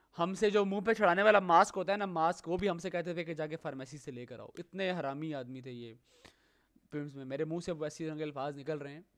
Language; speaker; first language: Urdu; native; Urdu